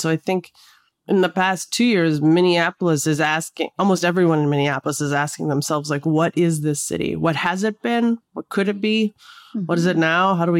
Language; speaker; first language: English; native; English